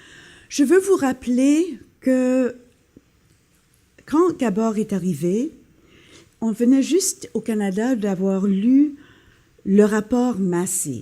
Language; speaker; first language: French; non-native, local second language; English